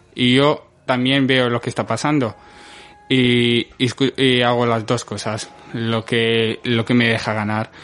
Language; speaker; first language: Spanish; non-native, fluent; Arabic